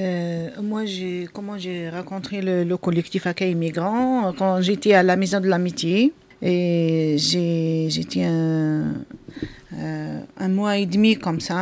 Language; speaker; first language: French; non-native, local second language; Arabic